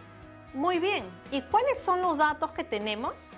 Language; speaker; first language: Spanish; native; Spanish